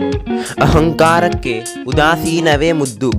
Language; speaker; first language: Kannada; native; Kannada